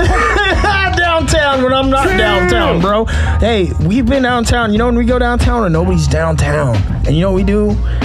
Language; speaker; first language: English; native; English